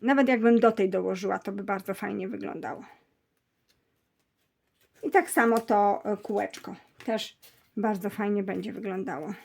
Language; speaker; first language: Polish; native; Polish